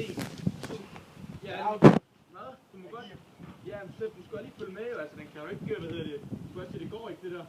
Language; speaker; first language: Danish; native; Danish